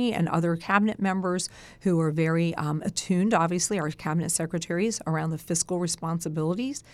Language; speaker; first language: English; native; English